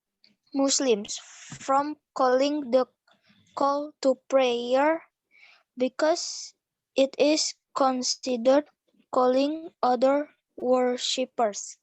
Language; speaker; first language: English; non-native, learner; Indonesian